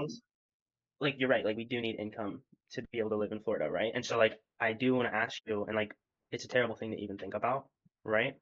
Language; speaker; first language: English; native; English